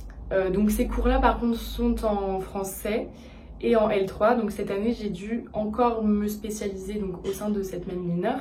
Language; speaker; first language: French; native; French